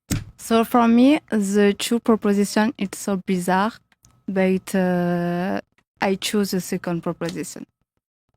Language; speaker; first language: English; non-native, learner; French